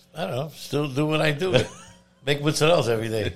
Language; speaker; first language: English; non-native, fluent; Italian